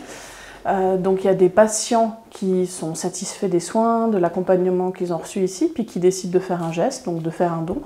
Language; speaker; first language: French; native; French